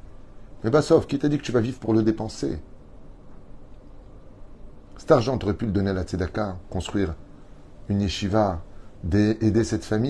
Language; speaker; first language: French; native; French